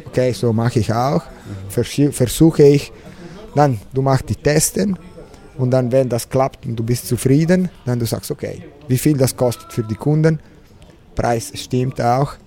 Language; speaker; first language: German; non-native, local second language; Italian